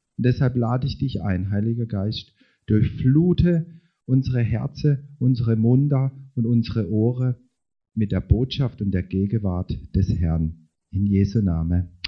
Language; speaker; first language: German; native; German